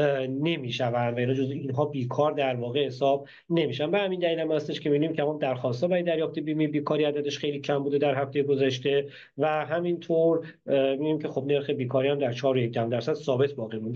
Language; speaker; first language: Persian; native; Persian